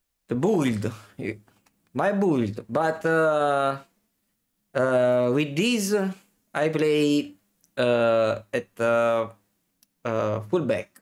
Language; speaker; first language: English; non-native, learner; Italian